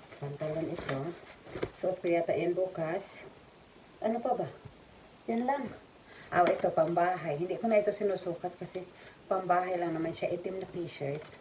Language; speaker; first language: Filipino; non-native, local second language; Cebuano